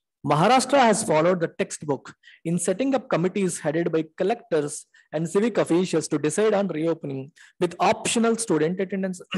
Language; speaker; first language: English; non-native, local second language; Telugu